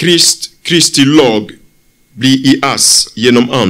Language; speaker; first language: Swedish; non-native, fluent; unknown